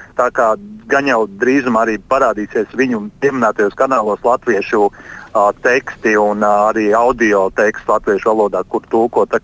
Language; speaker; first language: Latvian; non-native, local second language; Russian